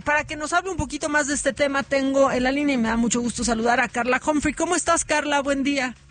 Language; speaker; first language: Spanish; native; Spanish